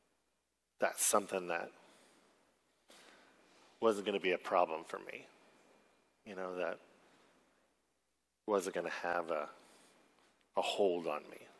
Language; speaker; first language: English; native; English